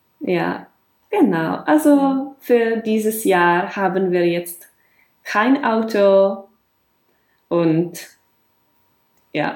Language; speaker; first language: German; non-native, fluent; Czech